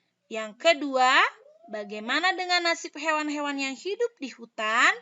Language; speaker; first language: Indonesian; native; Indonesian